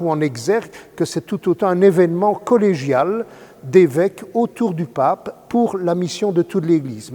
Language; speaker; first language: French; native; French